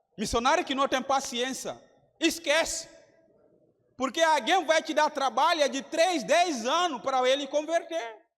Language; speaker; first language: Portuguese; non-native, fluent; Mandingo